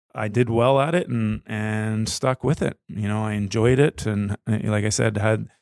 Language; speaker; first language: English; native; English